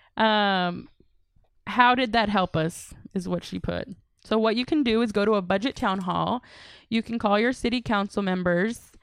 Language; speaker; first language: English; native; English